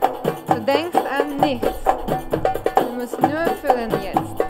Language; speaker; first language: German; non-native, learner; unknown